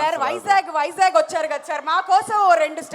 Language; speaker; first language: Telugu; native; Telugu